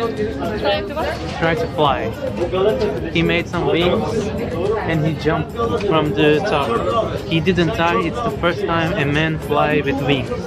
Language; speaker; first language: English; non-native, fluent; Turkish